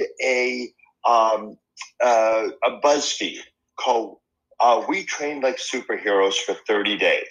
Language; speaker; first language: English; early bilingual, other home language; Spanish